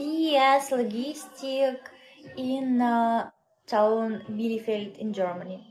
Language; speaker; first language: English; non-native, learner; Russian